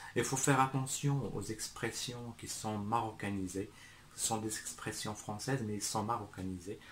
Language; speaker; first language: French; non-native, local second language; Arabic